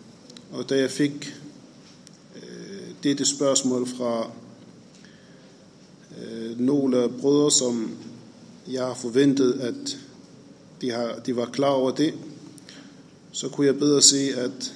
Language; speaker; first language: Danish; non-native, fluent; Arabic